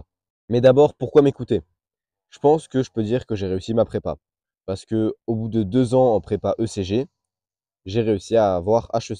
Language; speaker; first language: French; native; French